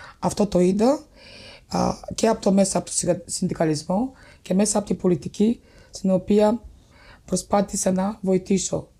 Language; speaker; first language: Greek; non-native, fluent; Bulgarian